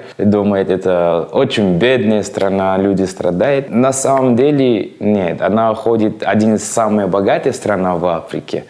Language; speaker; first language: Russian; non-native, fluent; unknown